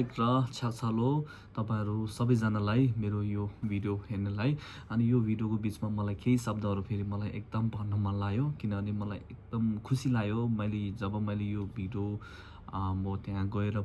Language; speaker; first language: Nepali; non-native, local second language; Tibetan